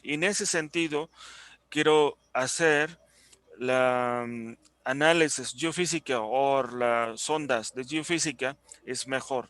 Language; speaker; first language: Spanish; non-native, fluent; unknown